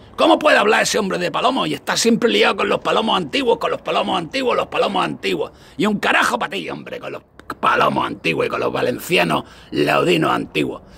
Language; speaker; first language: Spanish; native; Spanish